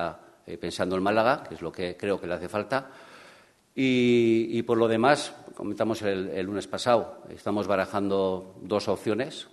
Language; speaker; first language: Spanish; native; Spanish